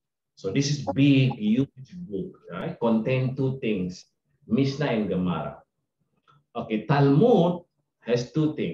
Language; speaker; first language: English; non-native, fluent; Indonesian